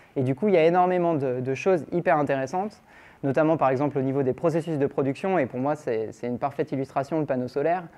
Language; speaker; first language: French; native; French